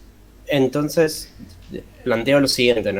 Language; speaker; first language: Spanish; native; Spanish